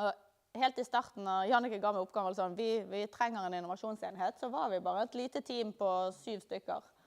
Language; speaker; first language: Norwegian; native; Norwegian